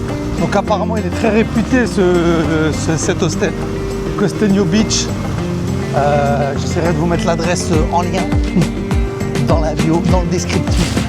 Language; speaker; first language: French; native; French